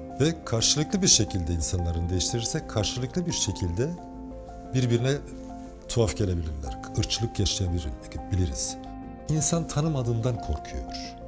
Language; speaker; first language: Turkish; early bilingual, heritage; Turkish